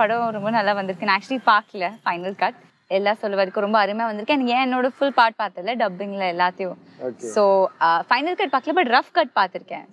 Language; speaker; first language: Tamil; non-native, fluent; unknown